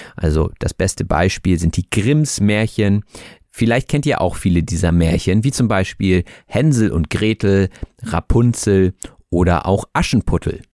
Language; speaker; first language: German; native; German